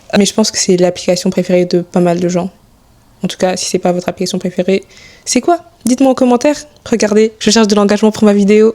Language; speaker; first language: French; early bilingual, other home language; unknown